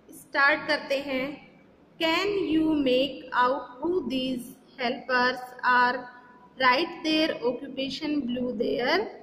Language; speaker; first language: Hindi; native; Hindi